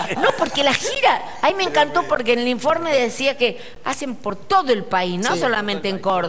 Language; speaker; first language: Spanish; native; Spanish